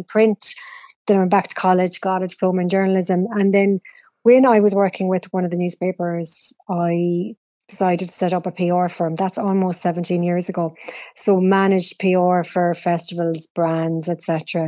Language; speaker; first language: English; native; English